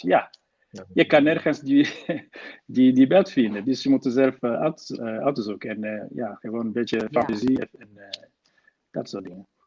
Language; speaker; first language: Dutch; non-native, fluent; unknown